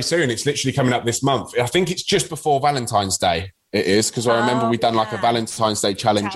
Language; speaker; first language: English; native; English